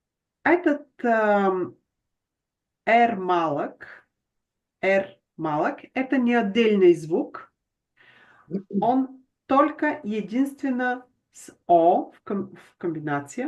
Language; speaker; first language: Russian; non-native, fluent; Bulgarian